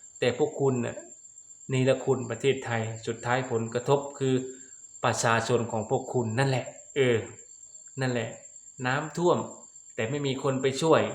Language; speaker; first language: Thai; non-native, local second language; Lao